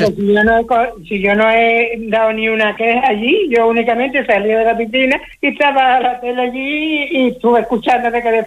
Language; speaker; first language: Spanish; native; Spanish